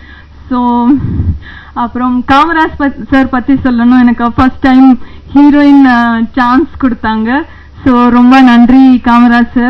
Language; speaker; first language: Tamil; non-native, learner; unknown